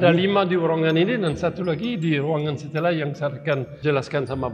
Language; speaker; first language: Indonesian; non-native, fluent; French